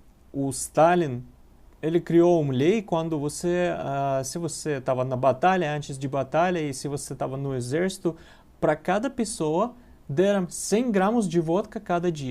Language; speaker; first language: Portuguese; non-native, learner; Russian